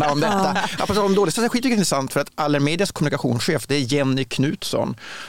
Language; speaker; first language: Swedish; native; Swedish